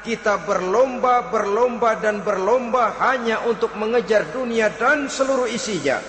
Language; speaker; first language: Indonesian; native; Indonesian